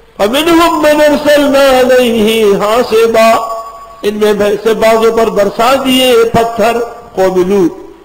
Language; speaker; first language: Urdu; non-native, local second language; Pashto